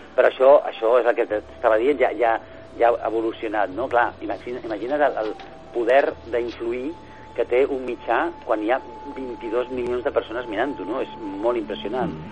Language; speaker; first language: Catalan; non-native, local second language; Spanish